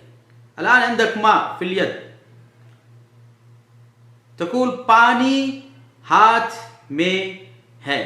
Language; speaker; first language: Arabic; non-native, fluent; Urdu